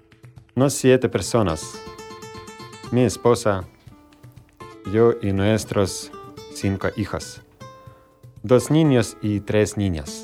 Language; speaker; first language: Spanish; non-native, learner; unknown